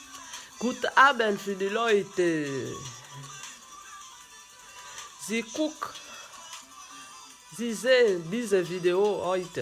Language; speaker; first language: German; non-native, learner; French